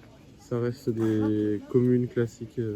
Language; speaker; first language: French; native; French